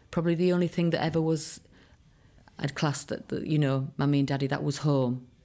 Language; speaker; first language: English; early bilingual, other home language; Irish